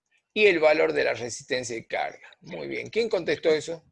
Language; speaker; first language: Spanish; native; Spanish